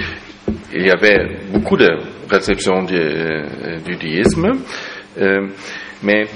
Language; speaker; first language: French; non-native, fluent; German